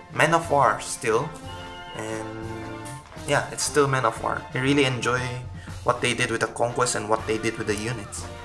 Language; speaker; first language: English; non-native, local second language; Filipino